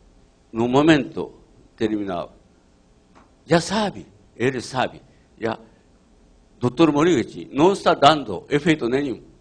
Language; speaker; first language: Portuguese; non-native, learner; Japanese